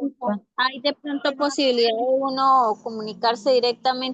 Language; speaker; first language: Spanish; native; Spanish